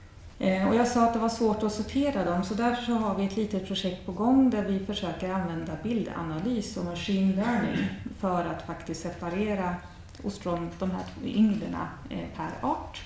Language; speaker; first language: Swedish; native; Swedish